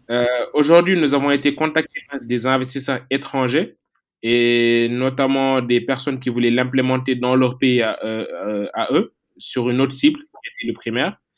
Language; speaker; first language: French; non-native, local second language; Wolof